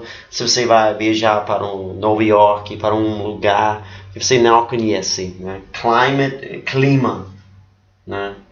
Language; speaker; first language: Portuguese; non-native, fluent; English